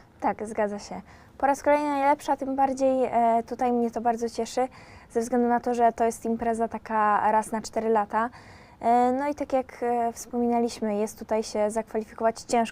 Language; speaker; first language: Polish; native; Polish